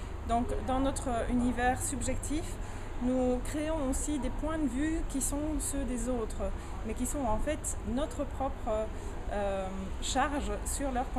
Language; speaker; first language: French; native; French